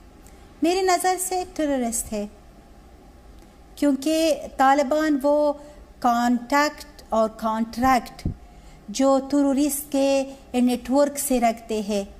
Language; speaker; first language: Hindi; non-native, learner; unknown